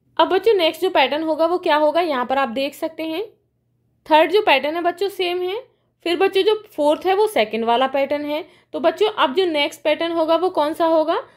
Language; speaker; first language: Hindi; native; Hindi